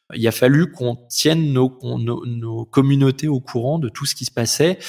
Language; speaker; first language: French; native; French